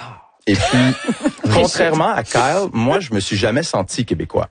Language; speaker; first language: French; early bilingual, other home language; English